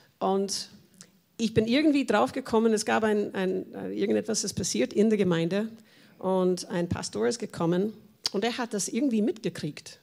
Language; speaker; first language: German; non-native, fluent; English